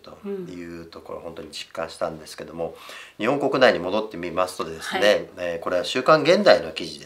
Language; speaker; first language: Japanese; native; Japanese